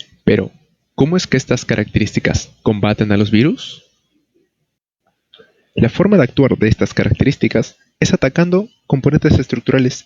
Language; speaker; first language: Spanish; native; Spanish